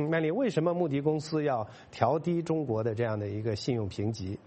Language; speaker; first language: Chinese; native; Chinese